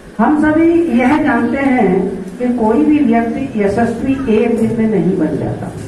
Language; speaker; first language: Hindi; native; Hindi